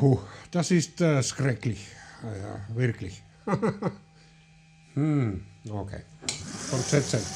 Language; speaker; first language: German; non-native, learner; Finnish